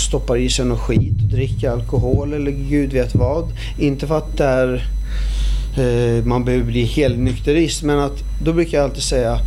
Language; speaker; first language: Swedish; early bilingual, other home language; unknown